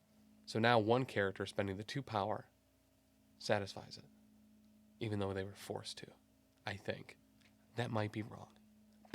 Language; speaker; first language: English; native; English